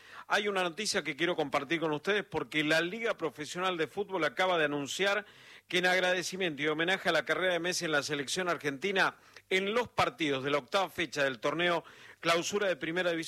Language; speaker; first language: Spanish; native; Spanish